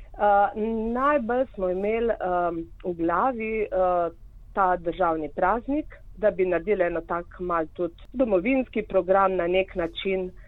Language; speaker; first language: Slovenian; native; Slovenian